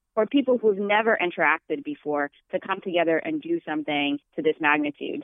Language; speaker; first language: English; non-native, fluent; Amharic